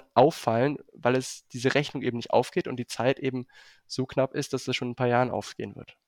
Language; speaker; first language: German; native; German